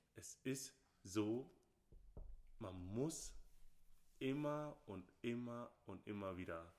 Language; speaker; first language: German; non-native, fluent; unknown